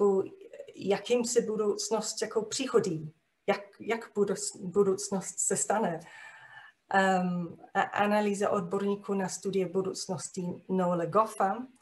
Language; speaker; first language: Czech; non-native, fluent; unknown